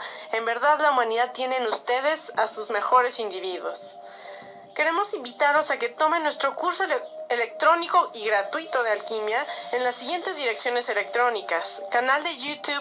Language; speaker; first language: Spanish; native; Spanish